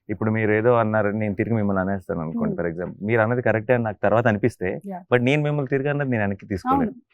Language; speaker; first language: Telugu; native; Telugu